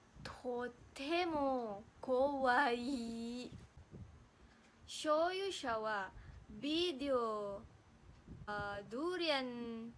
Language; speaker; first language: Japanese; non-native, learner; Malay